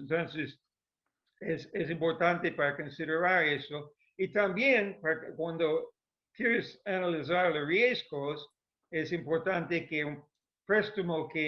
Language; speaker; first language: Spanish; non-native, fluent; English